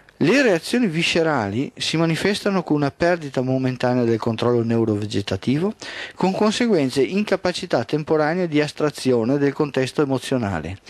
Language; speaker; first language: Italian; native; Italian